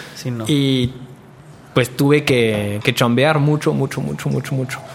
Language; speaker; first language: Spanish; non-native, fluent; French